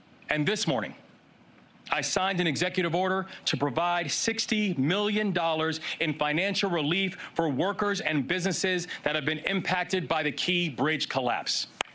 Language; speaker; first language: English; native; English